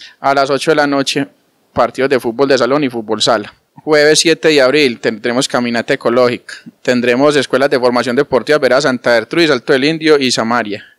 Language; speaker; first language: Spanish; native; Spanish